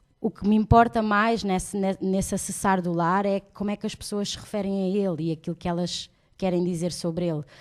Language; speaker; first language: Portuguese; native; Portuguese